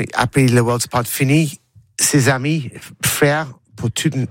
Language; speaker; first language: French; non-native, learner; English